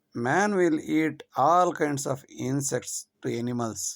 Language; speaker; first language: English; non-native, local second language; Kannada